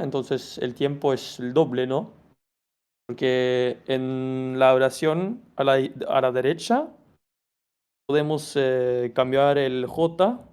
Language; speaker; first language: Spanish; non-native, fluent; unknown